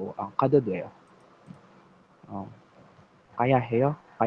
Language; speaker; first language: Korean; non-native, learner; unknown